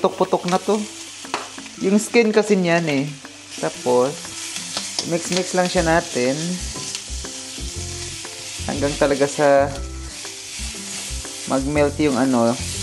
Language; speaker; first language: Filipino; native; Filipino